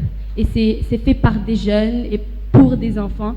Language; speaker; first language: French; non-native, local second language; Arabic